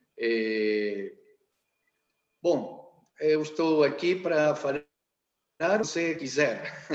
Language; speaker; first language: Portuguese; non-native, learner; Spanish